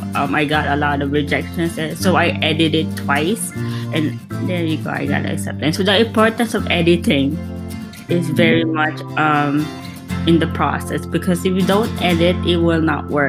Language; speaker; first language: English; non-native, local second language; Filipino